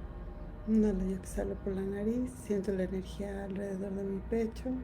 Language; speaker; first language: Spanish; native; Spanish